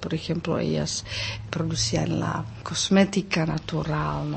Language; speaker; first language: Spanish; non-native, fluent; Czech